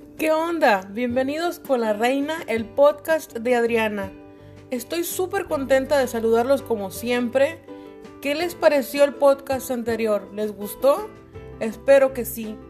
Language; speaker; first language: Spanish; native; Spanish